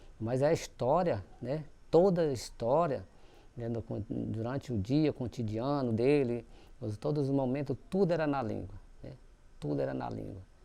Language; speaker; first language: Portuguese; non-native, local second language; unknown